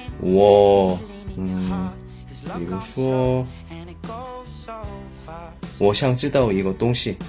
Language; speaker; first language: Chinese; non-native, learner; Korean